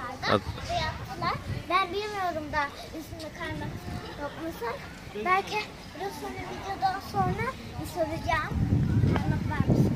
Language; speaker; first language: Turkish; early bilingual, heritage; Turkish